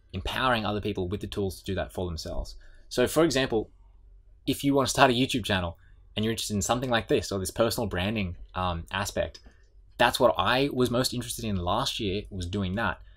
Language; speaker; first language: English; native; English